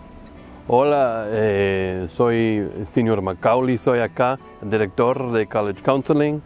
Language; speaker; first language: Spanish; non-native, fluent; English